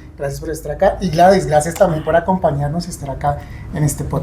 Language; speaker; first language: Spanish; native; Spanish